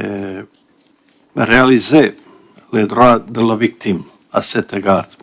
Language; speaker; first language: French; non-native, learner; Bosnian